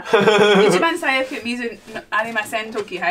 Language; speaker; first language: Japanese; non-native, learner; English